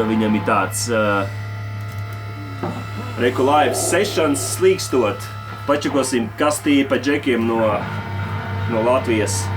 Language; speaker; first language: Latvian; native; Latvian